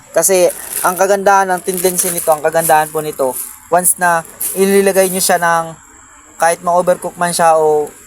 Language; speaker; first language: Filipino; non-native, local second language; Bikol